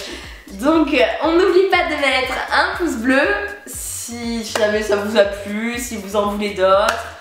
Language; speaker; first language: French; native; French